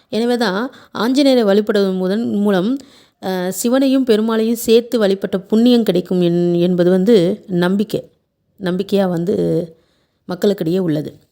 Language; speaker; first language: Tamil; non-native, local second language; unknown